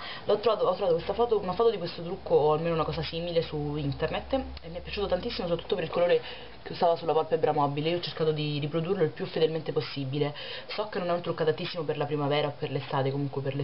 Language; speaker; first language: Italian; native; Italian